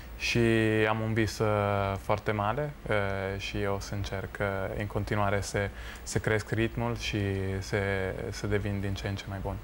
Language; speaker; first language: Romanian; non-native, fluent; Italian